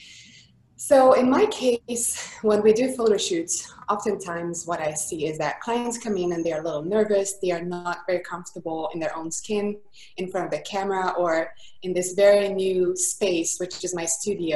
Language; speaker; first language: English; non-native, fluent; Hungarian